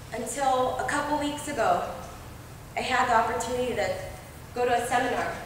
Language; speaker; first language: English; native; English